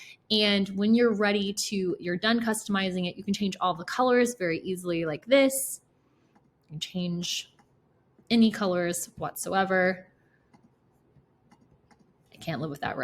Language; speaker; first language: English; native; English